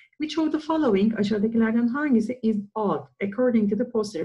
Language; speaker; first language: English; non-native, fluent; Turkish